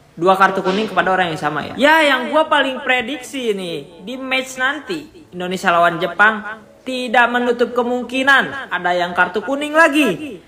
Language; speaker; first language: Indonesian; native; Indonesian